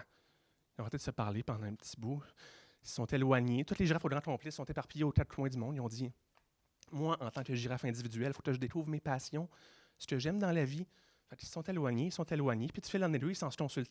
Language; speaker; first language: French; native; French